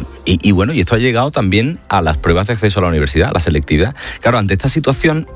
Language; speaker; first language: Spanish; native; Spanish